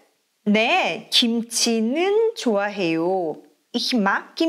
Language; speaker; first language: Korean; non-native, learner; German